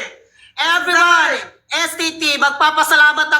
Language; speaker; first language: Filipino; non-native, local second language; Cebuano